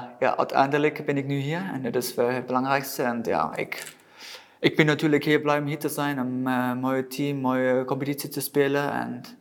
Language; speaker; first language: Dutch; non-native, fluent; German